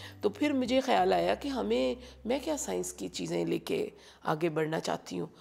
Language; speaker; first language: Urdu; native; Urdu